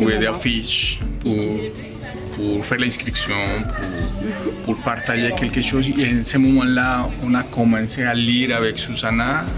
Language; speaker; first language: French; non-native, learner; Spanish